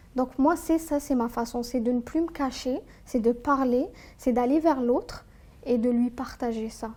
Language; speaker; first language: French; non-native, local second language; Arabic